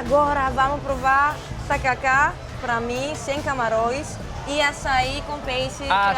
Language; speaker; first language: Portuguese; non-native, fluent; Greek